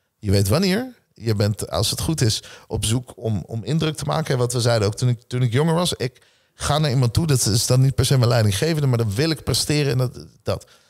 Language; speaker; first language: Dutch; early bilingual, other home language; Hebrew